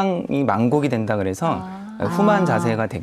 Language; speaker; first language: Korean; native; Korean